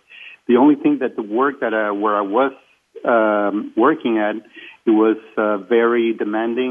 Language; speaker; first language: English; non-native, fluent; Spanish